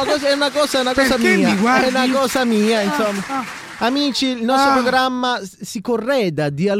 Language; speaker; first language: Italian; native; Italian